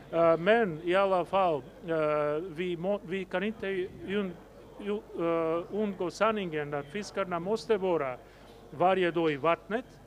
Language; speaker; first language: Swedish; non-native, fluent; Macedonian